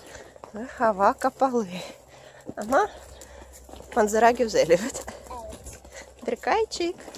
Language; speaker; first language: Turkish; non-native, learner; Russian